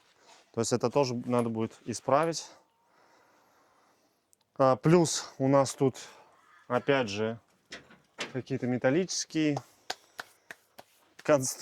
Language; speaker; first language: Russian; native; Russian